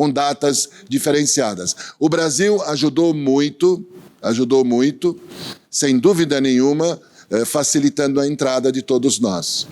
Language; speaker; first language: Portuguese; early bilingual, other home language; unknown